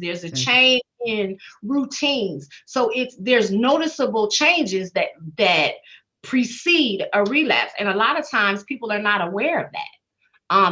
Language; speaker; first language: English; native; English